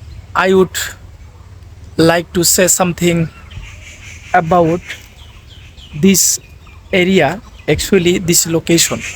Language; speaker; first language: English; non-native, learner; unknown